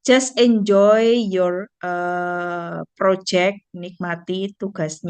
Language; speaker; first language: English; non-native, fluent; Indonesian